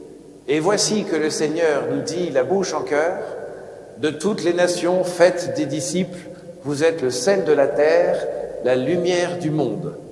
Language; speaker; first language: French; native; French